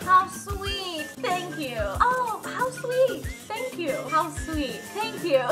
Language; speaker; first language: English; native; English